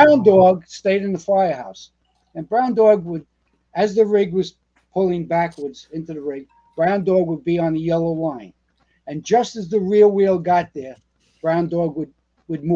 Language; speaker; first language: English; native; English